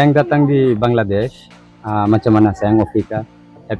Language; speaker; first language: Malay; non-native, learner; Bangla